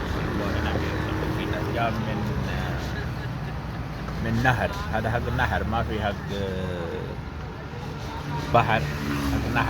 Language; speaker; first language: Arabic; non-native, learner; Punjabi